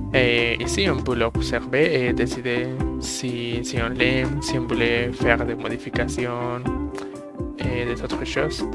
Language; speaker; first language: French; non-native, fluent; Spanish